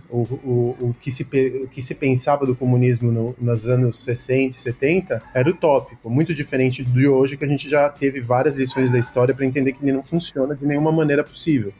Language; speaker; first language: Portuguese; early bilingual, other home language; Spanish